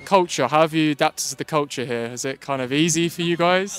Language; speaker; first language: English; native; English